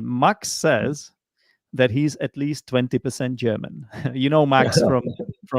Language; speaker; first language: English; non-native, fluent; Czech